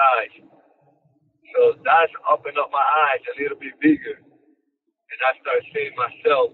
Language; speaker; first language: English; non-native, fluent; Spanish